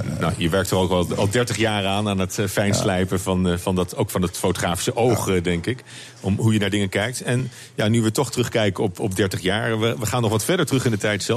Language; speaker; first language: Dutch; native; Dutch